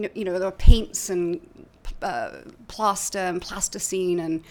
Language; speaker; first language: English; native; English